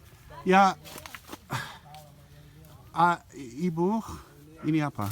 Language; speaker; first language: Indonesian; non-native, learner; English